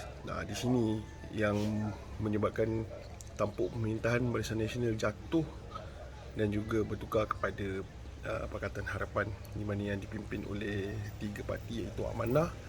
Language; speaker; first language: Malay; native; Malay